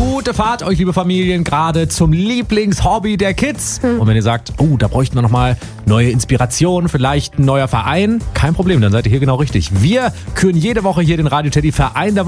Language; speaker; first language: German; native; German